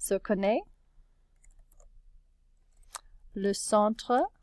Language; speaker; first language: French; non-native, fluent; English